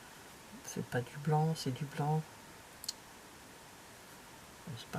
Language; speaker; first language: French; native; French